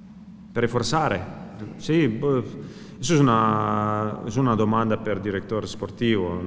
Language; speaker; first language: Italian; non-native, fluent; Croatian